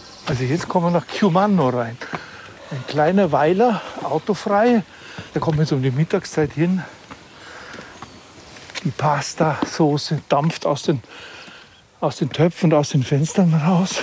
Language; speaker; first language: German; native; German